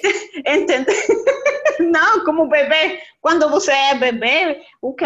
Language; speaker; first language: Portuguese; non-native, learner; Spanish